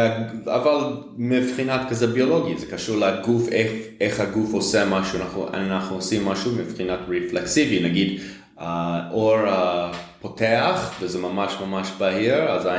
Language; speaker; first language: Hebrew; non-native, fluent; English